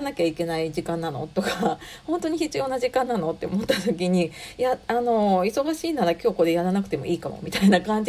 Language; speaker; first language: Japanese; native; Japanese